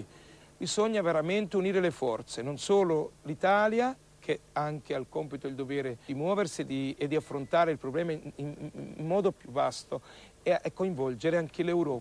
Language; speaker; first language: Italian; native; Italian